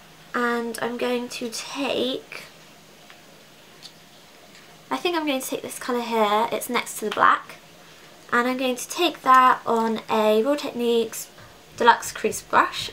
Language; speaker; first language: English; native; English